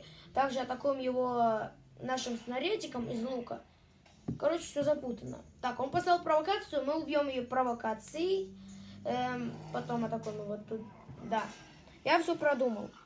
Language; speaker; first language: Russian; native; Russian